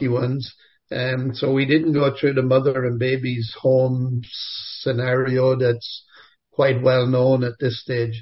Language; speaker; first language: English; native; English